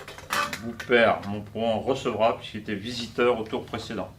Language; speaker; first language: French; native; French